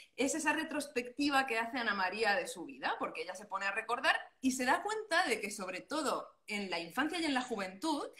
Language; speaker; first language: Spanish; non-native, local second language; Catalan